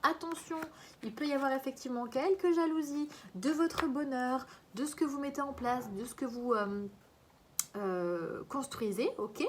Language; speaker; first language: French; native; French